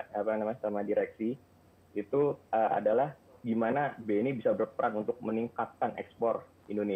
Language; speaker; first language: Indonesian; native; Indonesian